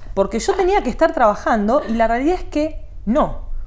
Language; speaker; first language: Spanish; native; Spanish